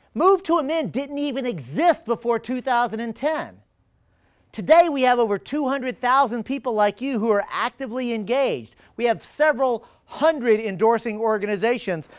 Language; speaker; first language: English; native; English